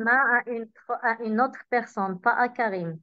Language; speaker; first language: French; non-native, local second language; Arabic